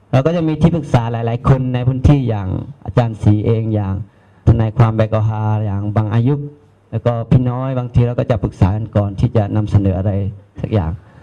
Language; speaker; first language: Thai; non-native, local second language; Malay